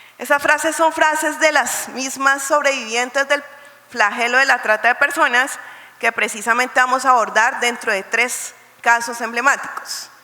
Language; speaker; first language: Spanish; native; Spanish